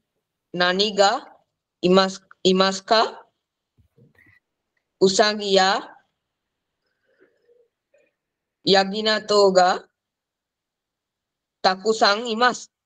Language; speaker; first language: Japanese; non-native, learner; Sinhala